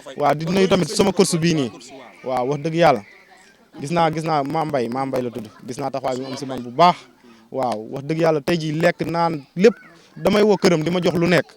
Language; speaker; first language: Wolof; non-native, local second language; Serer